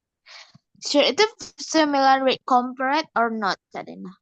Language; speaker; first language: English; non-native, learner; Indonesian